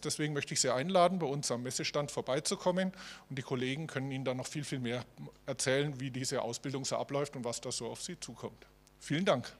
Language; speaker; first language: German; native; German